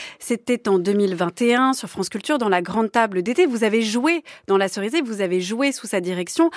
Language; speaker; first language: French; native; French